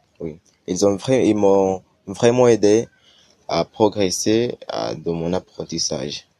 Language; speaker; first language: French; non-native, learner; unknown